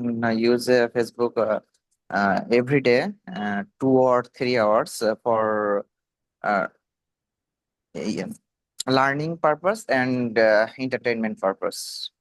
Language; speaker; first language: English; non-native, learner; Bangla